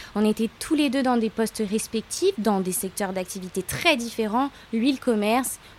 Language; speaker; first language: French; native; French